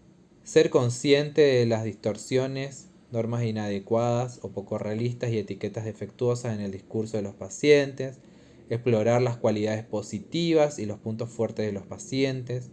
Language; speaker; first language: Spanish; native; Spanish